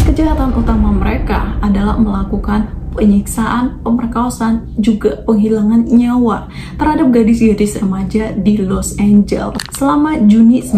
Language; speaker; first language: Indonesian; native; Indonesian